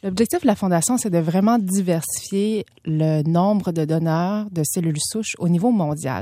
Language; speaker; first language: French; early bilingual, other home language; Vietnamese